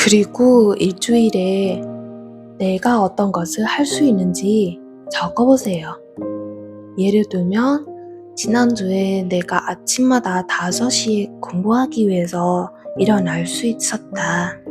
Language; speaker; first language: Korean; non-native, fluent; Vietnamese